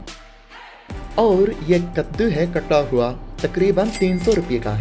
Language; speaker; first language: Hindi; non-native, fluent; Japanese